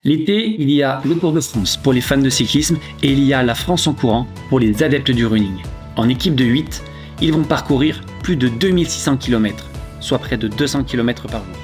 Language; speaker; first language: French; native; French